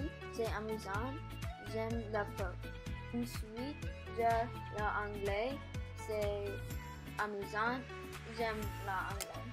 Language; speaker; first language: French; non-native, learner; English